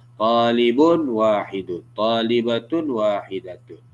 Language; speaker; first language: Arabic; non-native, fluent; Malay